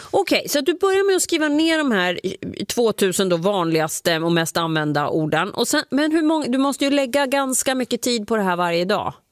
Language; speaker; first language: Swedish; native; Swedish